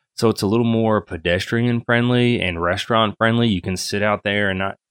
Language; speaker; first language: English; native; English